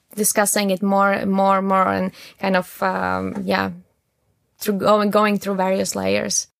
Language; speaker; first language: English; non-native, fluent; Latvian